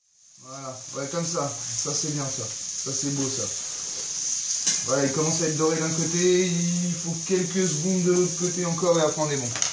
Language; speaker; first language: French; native; French